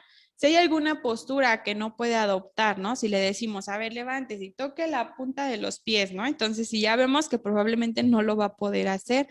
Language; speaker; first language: Spanish; native; Spanish